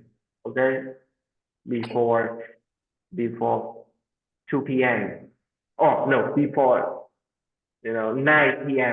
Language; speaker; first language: English; non-native, fluent; Vietnamese